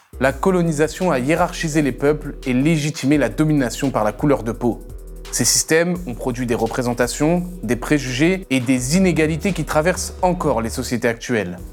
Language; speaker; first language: French; native; French